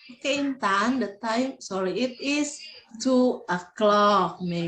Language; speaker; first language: English; non-native, fluent; Indonesian